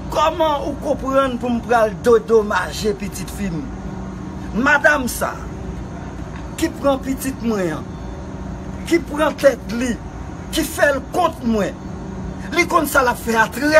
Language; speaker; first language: French; non-native, learner; Haitian Creole